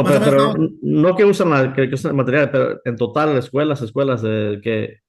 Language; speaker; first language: Spanish; early bilingual, heritage; Spanish